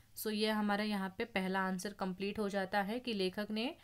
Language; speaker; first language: Hindi; non-native, local second language; Marathi